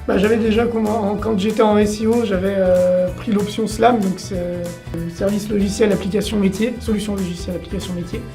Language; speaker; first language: French; native; French